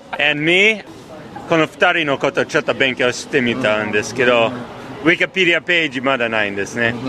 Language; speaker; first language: Japanese; non-native, fluent; Persian